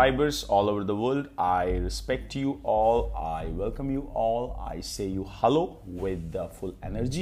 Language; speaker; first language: English; non-native, local second language; Hindi